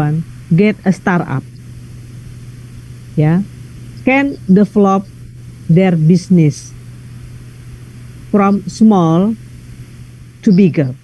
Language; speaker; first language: English; non-native, learner; Indonesian